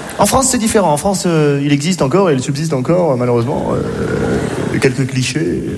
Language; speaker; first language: French; native; French